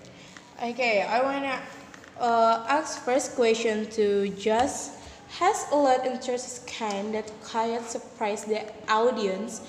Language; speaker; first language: English; non-native, learner; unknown